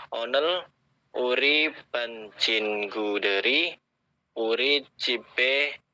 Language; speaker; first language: Korean; non-native, learner; Indonesian